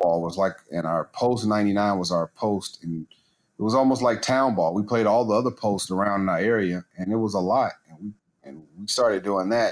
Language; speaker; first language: English; native; English